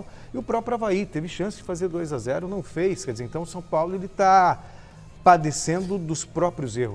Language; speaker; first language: Portuguese; native; Portuguese